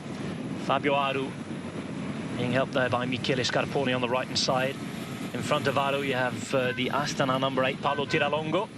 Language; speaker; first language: English; native; English